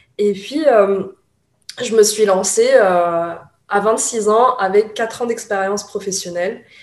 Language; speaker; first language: French; early bilingual, other home language; Chinese